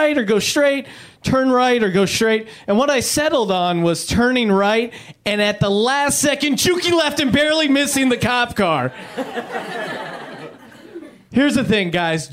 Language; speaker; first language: English; native; English